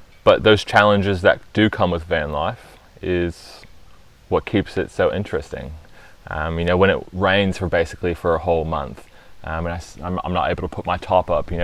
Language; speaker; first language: English; early bilingual, other home language; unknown